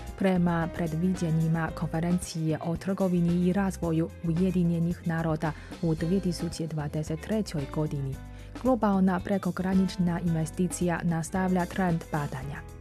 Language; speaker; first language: Croatian; non-native, fluent; Chinese